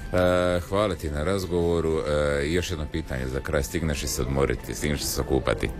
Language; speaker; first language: Serbian; native; Serbian